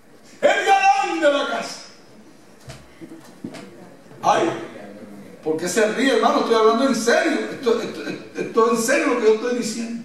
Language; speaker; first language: Spanish; native; Spanish